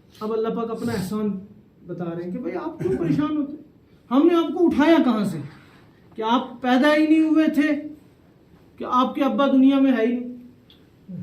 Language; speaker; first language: Urdu; non-native, local second language; Saraiki